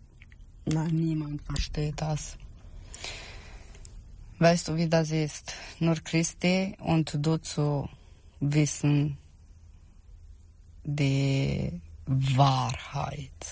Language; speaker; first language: German; non-native, learner; Romanian